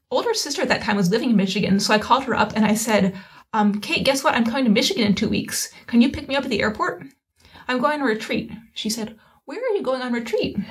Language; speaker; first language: English; native; English